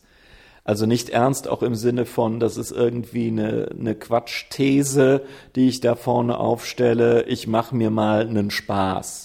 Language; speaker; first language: German; native; German